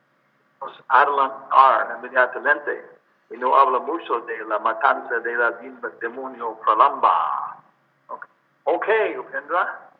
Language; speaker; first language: Spanish; non-native, learner; English